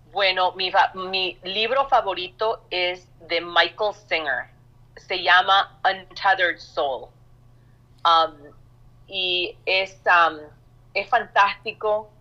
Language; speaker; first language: Spanish; early bilingual, heritage; Spanish